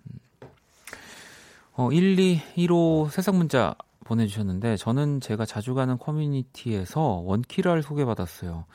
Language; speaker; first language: Korean; native; Korean